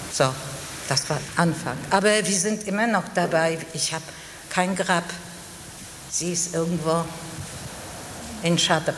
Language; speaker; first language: German; non-native, fluent; Polish